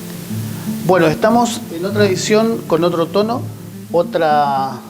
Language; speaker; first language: Spanish; native; Spanish